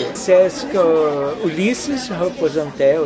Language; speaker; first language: French; non-native, fluent; Portuguese